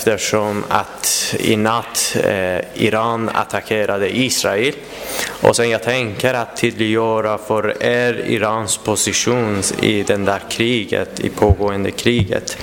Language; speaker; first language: Swedish; non-native, fluent; Persian